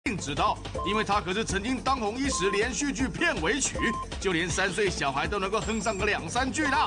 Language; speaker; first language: Chinese; native; Chinese